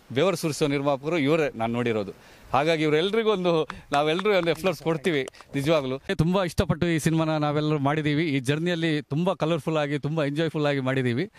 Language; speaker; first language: Kannada; non-native, local second language; Tulu